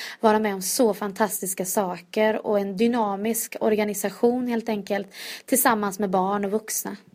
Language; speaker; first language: Swedish; native; Swedish